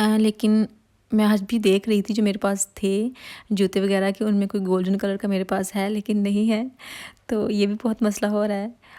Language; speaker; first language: Hindi; non-native, local second language; Punjabi